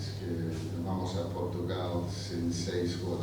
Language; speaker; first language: Spanish; non-native, fluent; English